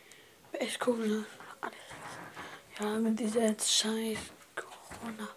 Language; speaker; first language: German; non-native, learner; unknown